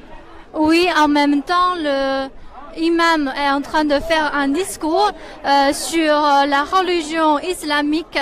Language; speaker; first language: French; non-native, fluent; Chinese